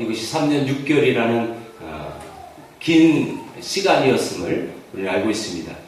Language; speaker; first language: Korean; native; Korean